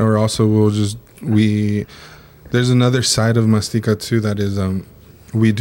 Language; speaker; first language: English; native; English